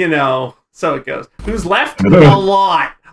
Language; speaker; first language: English; native; English